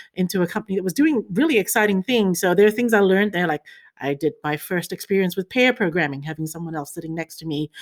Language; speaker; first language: English; early bilingual, other home language; Chinese